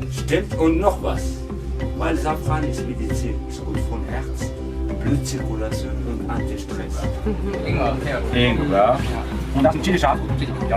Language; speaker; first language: German; non-native, learner; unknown